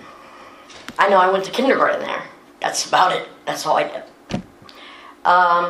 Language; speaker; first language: English; native; English